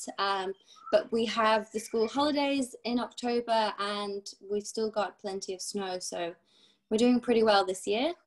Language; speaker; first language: English; native; English